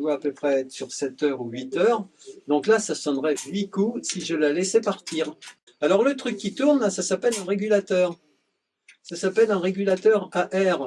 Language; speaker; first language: French; native; French